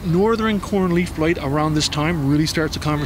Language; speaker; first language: English; native; English